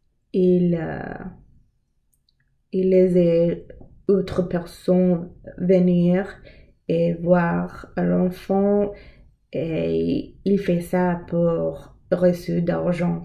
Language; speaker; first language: French; non-native, learner; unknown